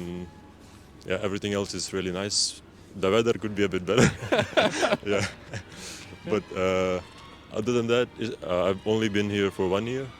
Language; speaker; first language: English; non-native, fluent; French